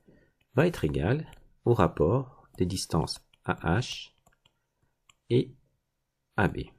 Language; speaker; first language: French; native; French